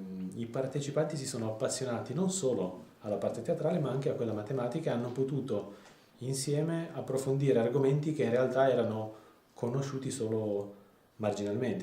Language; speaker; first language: Italian; native; Italian